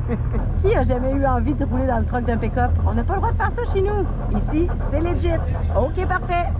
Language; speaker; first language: French; native; French